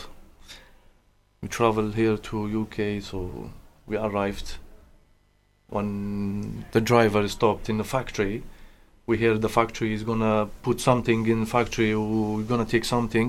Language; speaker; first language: English; non-native, learner; Arabic